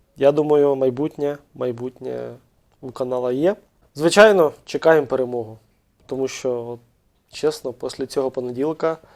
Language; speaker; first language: Ukrainian; native; Ukrainian